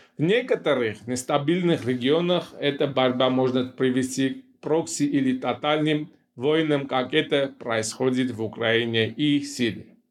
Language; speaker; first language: Russian; non-native, local second language; Armenian